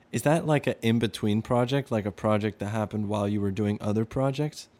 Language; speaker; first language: English; early bilingual, other home language; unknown